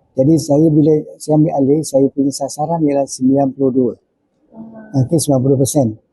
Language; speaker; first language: Malay; non-native, local second language; Tamil